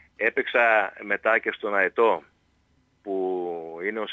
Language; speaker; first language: Greek; native; Greek